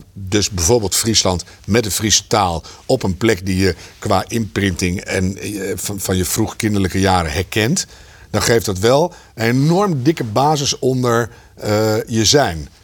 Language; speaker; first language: Dutch; native; Dutch